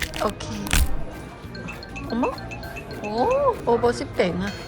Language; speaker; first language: Thai; non-native, fluent; Korean